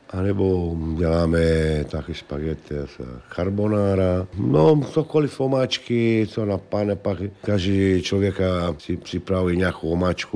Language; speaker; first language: Czech; non-native, learner; Italian